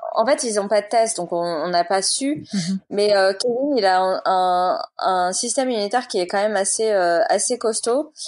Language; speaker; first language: French; native; French